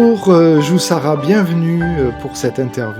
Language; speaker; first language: French; native; French